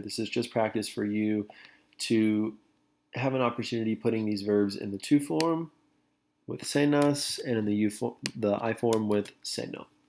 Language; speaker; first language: English; native; English